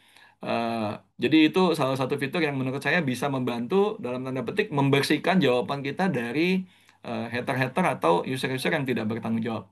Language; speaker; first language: Indonesian; native; Indonesian